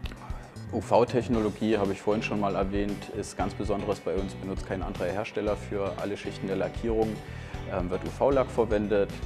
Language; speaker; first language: German; native; German